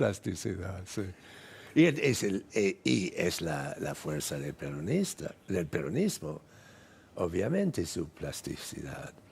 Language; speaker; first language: Spanish; non-native, fluent; English